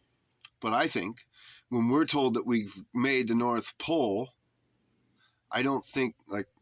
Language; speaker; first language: English; native; English